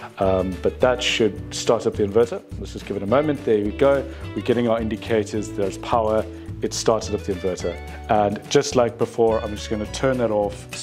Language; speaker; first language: English; native; English